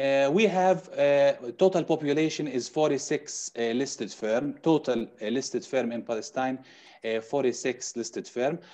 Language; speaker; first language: English; non-native, fluent; Arabic